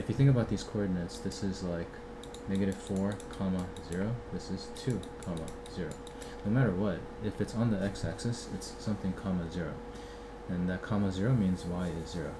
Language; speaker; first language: English; native; English